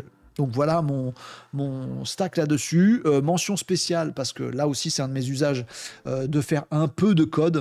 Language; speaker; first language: French; native; French